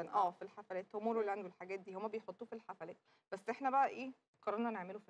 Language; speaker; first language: Arabic; native; Arabic